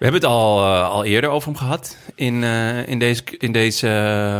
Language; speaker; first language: Dutch; native; Dutch